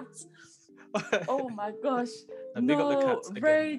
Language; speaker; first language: English; native; English